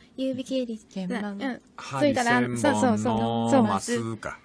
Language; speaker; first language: Japanese; non-native, fluent; English